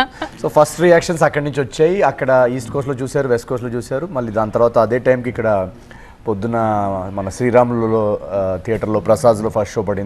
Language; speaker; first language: Telugu; native; Telugu